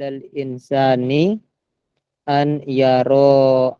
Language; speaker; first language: Arabic; non-native, learner; Indonesian